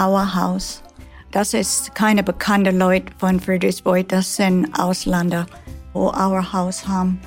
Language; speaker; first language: German; early bilingual, heritage; German